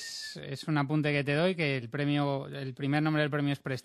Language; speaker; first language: Spanish; native; Spanish